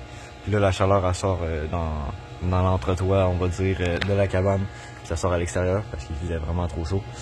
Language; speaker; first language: French; native; French